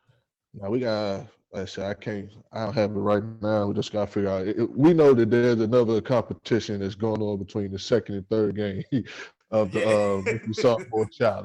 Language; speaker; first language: English; native; English